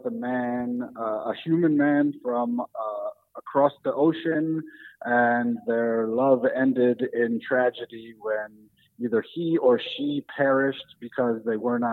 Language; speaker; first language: English; native; English